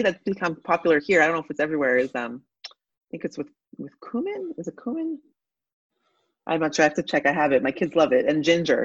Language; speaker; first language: English; native; English